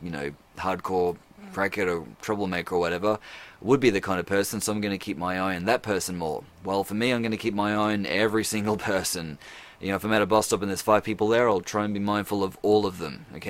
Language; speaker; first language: English; native; English